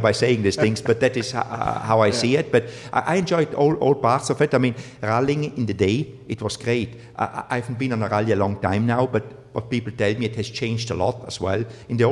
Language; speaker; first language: English; non-native, fluent; German